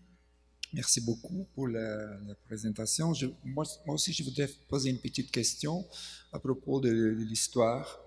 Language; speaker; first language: French; non-native, fluent; Portuguese